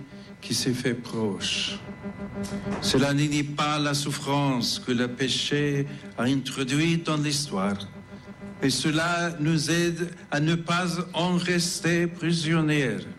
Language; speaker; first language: French; non-native, fluent; English